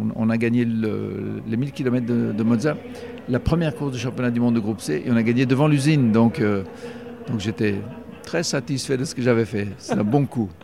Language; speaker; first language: French; native; French